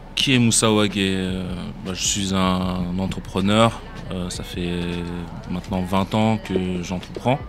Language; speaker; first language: French; native; French